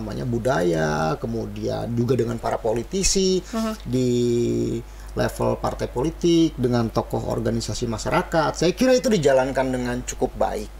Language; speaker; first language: Indonesian; native; Indonesian